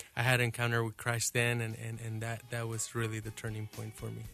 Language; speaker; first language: English; non-native, fluent; Spanish